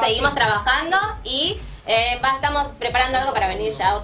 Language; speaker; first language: Spanish; native; Spanish